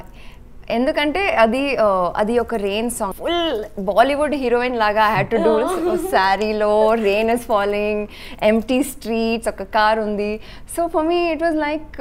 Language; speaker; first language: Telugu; non-native, learner; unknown